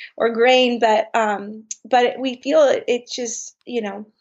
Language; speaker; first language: English; native; English